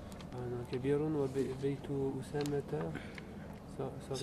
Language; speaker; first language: Arabic; non-native, learner; French